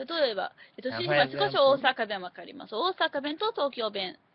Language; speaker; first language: Japanese; non-native, learner; English